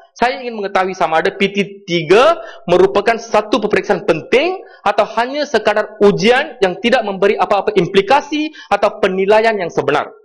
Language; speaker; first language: Malay; non-native, local second language; Tamil